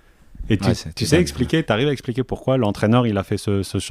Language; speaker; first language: French; native; French